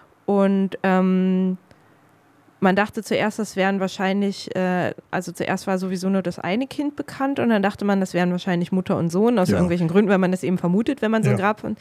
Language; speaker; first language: German; native; German